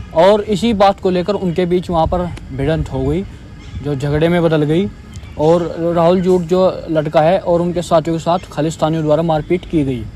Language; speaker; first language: Hindi; native; Hindi